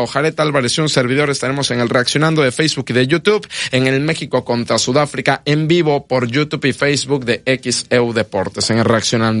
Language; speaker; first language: Spanish; native; Spanish